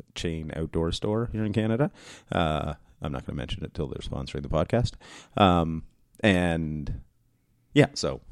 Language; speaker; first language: English; native; English